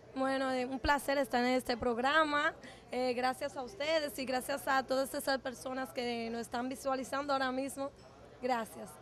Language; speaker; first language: Spanish; native; Spanish